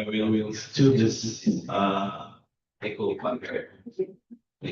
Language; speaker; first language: English; non-native, learner; Indonesian